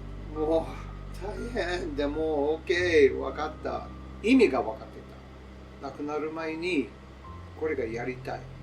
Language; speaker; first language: Japanese; non-native, learner; English